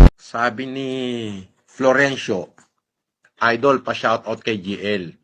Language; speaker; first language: Filipino; native; Filipino